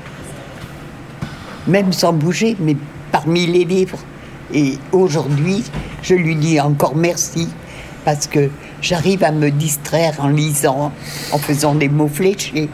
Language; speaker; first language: French; native; French